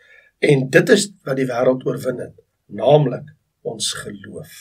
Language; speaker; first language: Afrikaans; native; Afrikaans